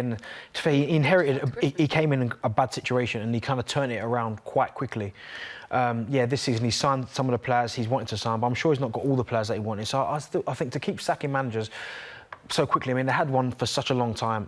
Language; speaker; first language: English; native; English